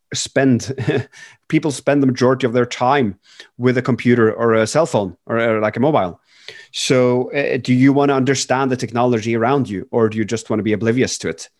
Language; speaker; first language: English; non-native, fluent; Norwegian